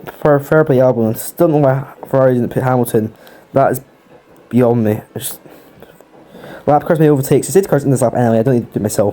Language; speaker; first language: English; native; English